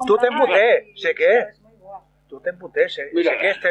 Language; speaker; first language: Spanish; non-native, local second language; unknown